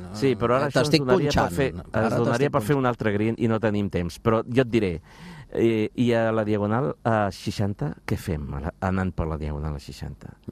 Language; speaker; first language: Catalan; native; Catalan